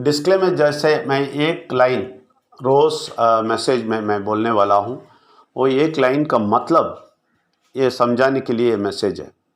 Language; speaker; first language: Hindi; non-native, local second language; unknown